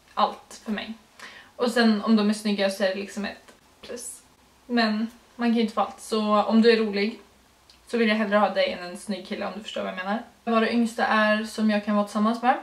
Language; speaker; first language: Swedish; early bilingual, other home language; Norwegian